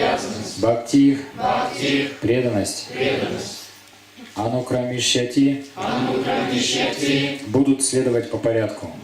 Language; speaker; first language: Russian; native; Russian